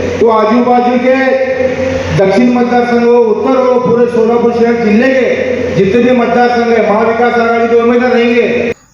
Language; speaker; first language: Hindi; native; Hindi